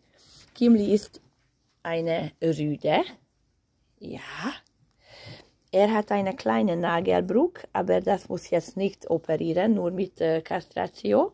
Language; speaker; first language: German; non-native, learner; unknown